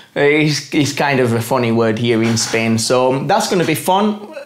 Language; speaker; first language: English; native; English